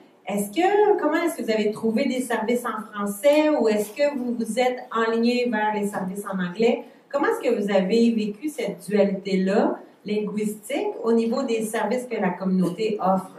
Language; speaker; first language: French; native; French